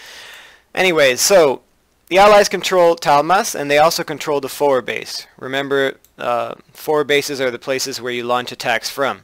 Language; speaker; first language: English; native; English